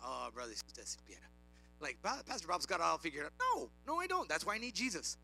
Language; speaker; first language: English; early bilingual, other home language; Spanish